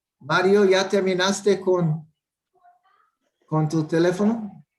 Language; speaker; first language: Spanish; non-native, fluent; English